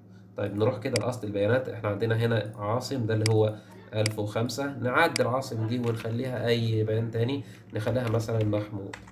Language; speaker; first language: Arabic; native; Arabic